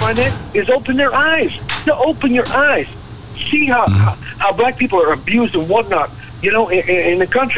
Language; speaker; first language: English; native; English